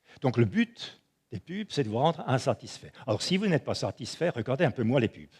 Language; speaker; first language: French; non-native, local second language; German